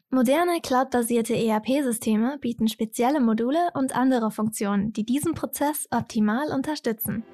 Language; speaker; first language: German; native; German